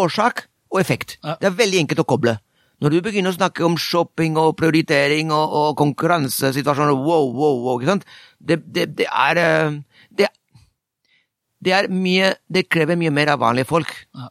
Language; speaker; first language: Norwegian; non-native, fluent; Spanish